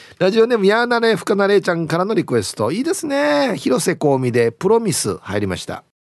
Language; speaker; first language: Japanese; native; Japanese